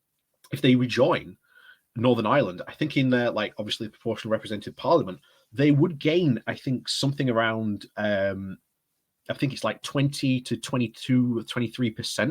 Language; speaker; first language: English; native; English